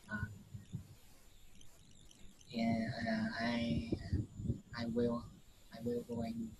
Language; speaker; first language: English; non-native, learner; Vietnamese